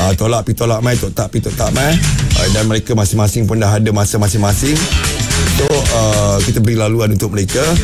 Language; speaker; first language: Malay; native; Malay